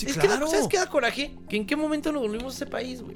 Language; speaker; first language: Spanish; native; Spanish